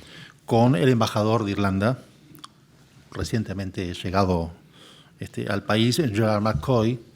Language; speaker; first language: Spanish; native; Spanish